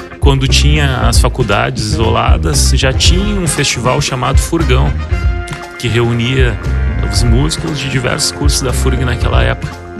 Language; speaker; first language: Portuguese; native; Portuguese